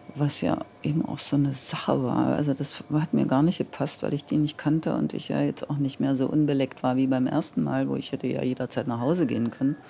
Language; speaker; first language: German; native; German